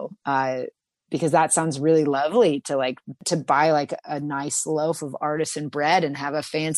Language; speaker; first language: English; native; English